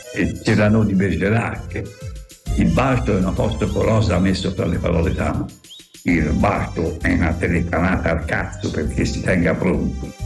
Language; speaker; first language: Italian; native; Italian